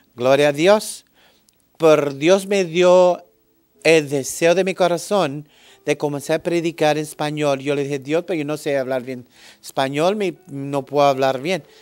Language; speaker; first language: Spanish; early bilingual, heritage; English